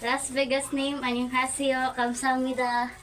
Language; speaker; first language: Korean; non-native, learner; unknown